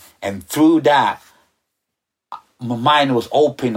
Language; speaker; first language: English; early bilingual, other home language; Ga